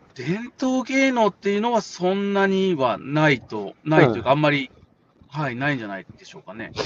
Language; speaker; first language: Japanese; native; Japanese